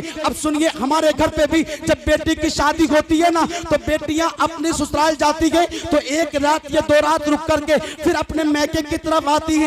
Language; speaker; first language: Hindi; native; Hindi